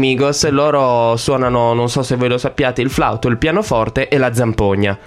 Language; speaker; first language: Italian; native; Italian